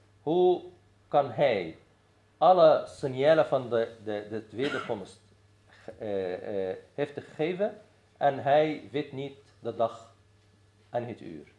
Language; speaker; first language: Dutch; non-native, fluent; Arabic